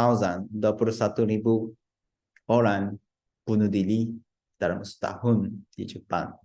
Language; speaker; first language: Indonesian; non-native, fluent; Japanese